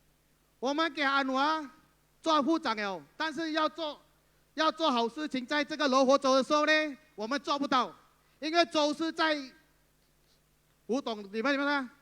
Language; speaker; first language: Chinese; non-native, local second language; Tamil